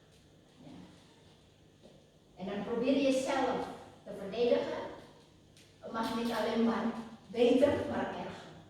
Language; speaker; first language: Dutch; non-native, fluent; Indonesian